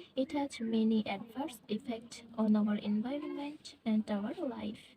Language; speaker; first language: English; non-native, local second language; Bangla